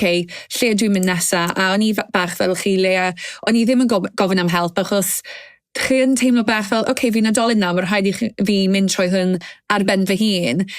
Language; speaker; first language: Welsh; native; Welsh